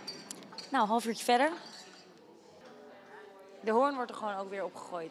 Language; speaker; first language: Dutch; native; Dutch